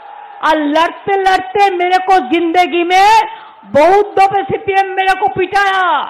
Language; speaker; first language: Hindi; non-native, local second language; Bangla